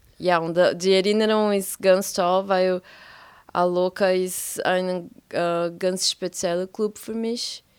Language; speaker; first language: German; non-native, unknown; Portuguese